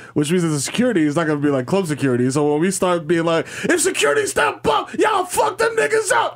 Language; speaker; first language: English; early bilingual, other home language; Spanish